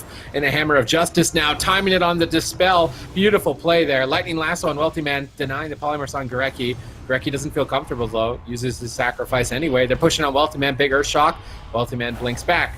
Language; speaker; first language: English; native; English